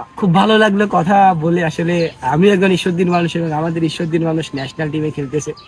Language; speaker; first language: Bangla; native; Bangla